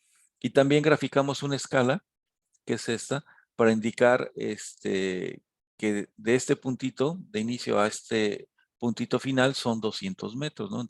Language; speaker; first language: Spanish; native; Spanish